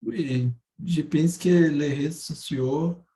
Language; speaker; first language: French; non-native, learner; Portuguese